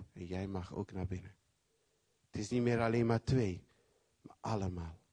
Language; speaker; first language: Dutch; non-native, fluent; Papiamento